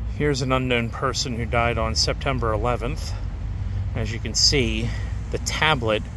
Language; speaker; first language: English; native; English